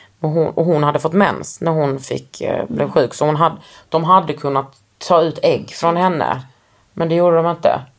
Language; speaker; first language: Swedish; native; Swedish